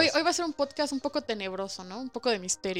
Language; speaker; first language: Spanish; native; Spanish